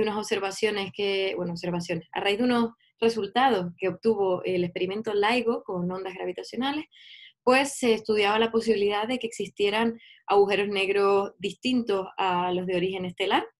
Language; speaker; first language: Spanish; native; Spanish